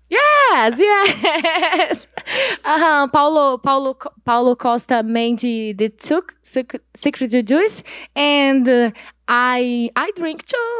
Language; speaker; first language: English; non-native, learner; Portuguese